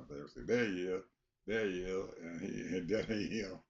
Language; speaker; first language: English; native; English